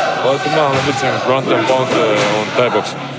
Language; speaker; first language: German; native; German